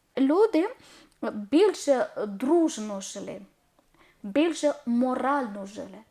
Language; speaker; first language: Ukrainian; non-native, learner; Malayalam